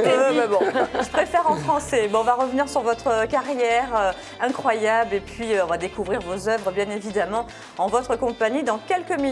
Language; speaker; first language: French; native; French